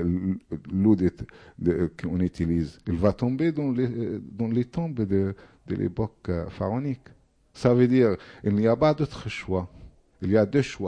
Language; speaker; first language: French; non-native, fluent; Arabic